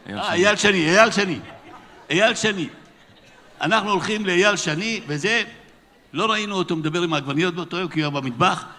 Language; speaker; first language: Hebrew; native; Hebrew